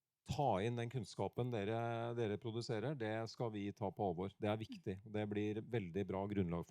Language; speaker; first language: Norwegian; native; Norwegian